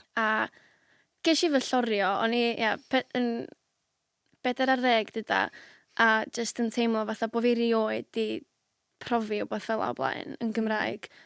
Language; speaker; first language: Welsh; native; Welsh